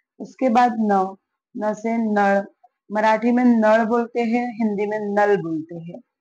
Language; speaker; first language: Hindi; native; Hindi